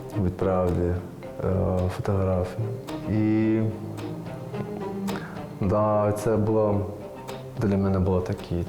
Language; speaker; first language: Ukrainian; non-native, learner; Persian